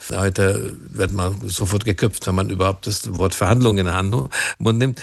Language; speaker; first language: German; non-native, fluent; Hungarian